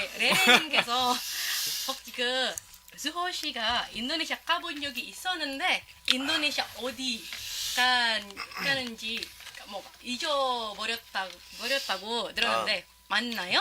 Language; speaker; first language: Korean; non-native, fluent; Indonesian